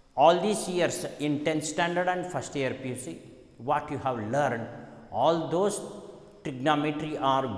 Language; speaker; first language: English; non-native, local second language; Kannada